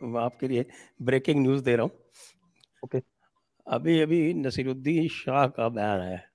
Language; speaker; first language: Hindi; native; Hindi